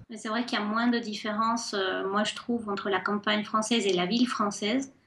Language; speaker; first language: French; non-native, fluent; Spanish